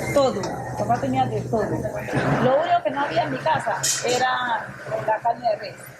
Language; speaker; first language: Spanish; native; Spanish